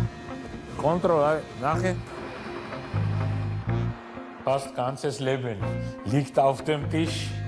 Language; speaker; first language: German; non-native, fluent; Georgian